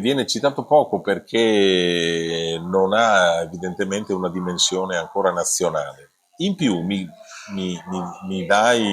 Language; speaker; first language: Italian; native; Italian